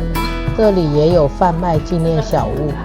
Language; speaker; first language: Chinese; native; Chinese